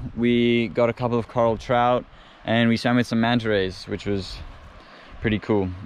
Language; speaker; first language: English; non-native, fluent; Indonesian